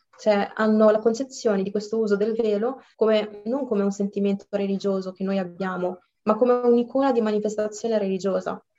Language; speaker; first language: Italian; early bilingual, other home language; Arabic